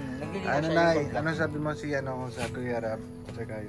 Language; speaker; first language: Filipino; non-native, local second language; Bikol